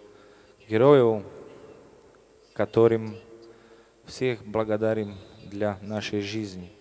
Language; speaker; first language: Russian; non-native, learner; Slovak